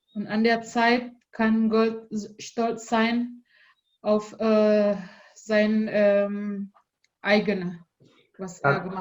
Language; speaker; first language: German; non-native, learner; Indonesian